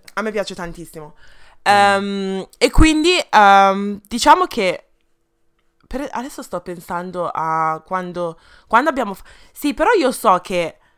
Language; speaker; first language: Italian; early bilingual, other home language; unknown